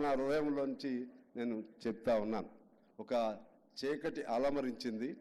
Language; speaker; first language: Telugu; native; Telugu